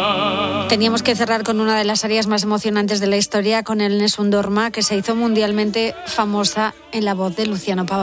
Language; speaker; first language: Spanish; native; Spanish